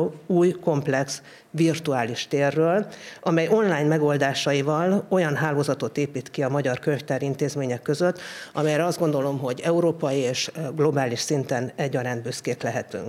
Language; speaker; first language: Hungarian; native; Hungarian